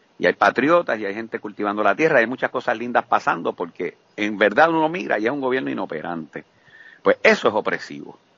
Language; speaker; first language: Spanish; native; Spanish